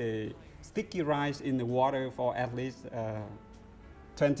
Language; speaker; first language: English; non-native, learner; Vietnamese